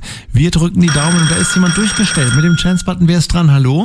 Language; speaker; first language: German; native; German